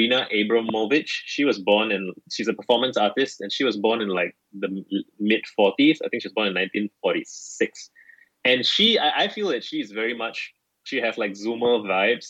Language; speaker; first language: English; native; English